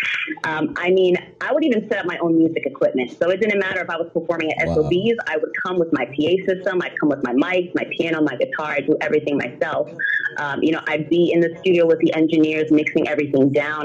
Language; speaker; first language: English; early bilingual, other home language; German